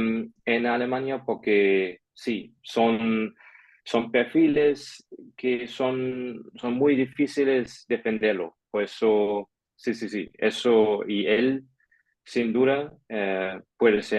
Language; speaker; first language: Spanish; non-native, fluent; German